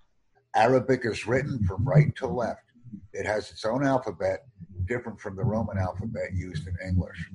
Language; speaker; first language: English; non-native, fluent; Romanian